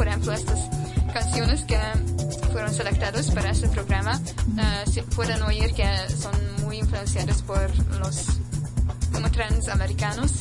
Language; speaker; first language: Spanish; non-native, fluent; Hungarian